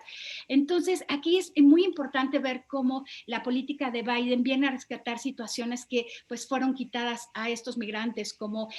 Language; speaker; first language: Spanish; native; Spanish